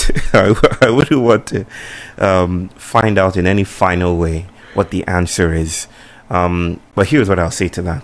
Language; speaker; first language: English; non-native, local second language; Yoruba